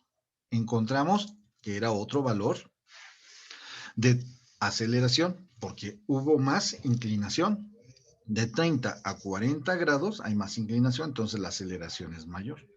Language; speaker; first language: Spanish; native; Spanish